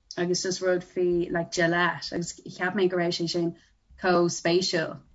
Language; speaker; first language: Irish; non-native, local second language; English